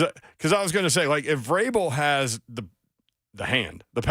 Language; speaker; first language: English; native; English